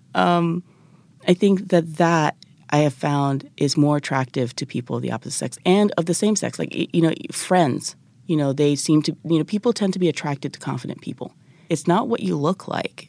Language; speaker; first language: English; early bilingual, other home language; Japanese